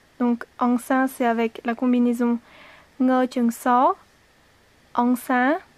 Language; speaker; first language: French; native; French